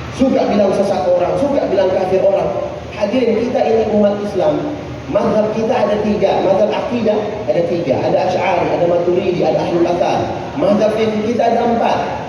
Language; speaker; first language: Indonesian; native; Indonesian